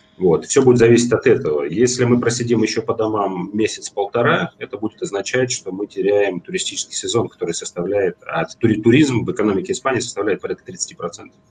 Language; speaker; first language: Russian; native; Russian